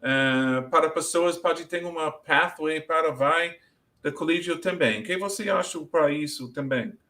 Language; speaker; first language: Portuguese; non-native, learner; English